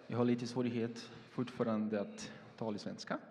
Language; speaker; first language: Swedish; non-native, fluent; Portuguese